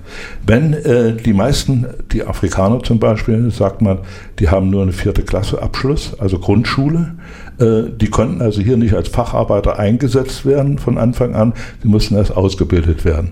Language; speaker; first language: German; native; German